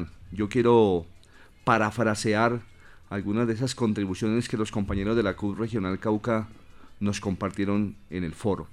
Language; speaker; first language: Spanish; native; Spanish